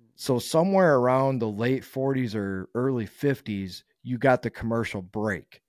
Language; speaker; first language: English; native; English